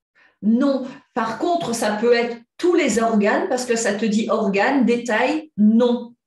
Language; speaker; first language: French; native; French